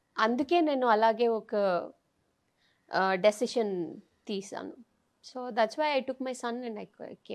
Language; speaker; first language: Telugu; non-native, local second language; Tamil